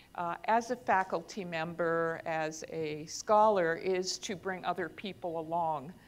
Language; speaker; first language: English; native; English